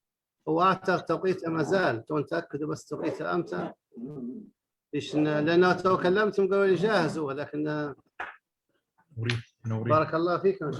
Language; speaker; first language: Arabic; native; Arabic